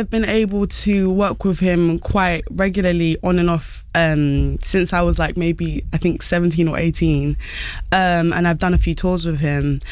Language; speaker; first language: English; native; English